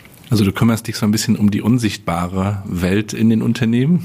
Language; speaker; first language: German; native; German